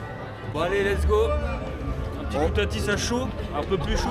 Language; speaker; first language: French; native; French